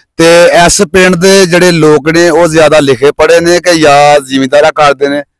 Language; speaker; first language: Punjabi; native; Punjabi